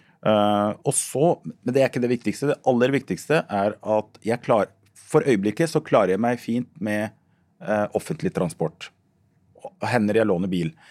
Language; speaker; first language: Norwegian; early bilingual, other home language; Arabic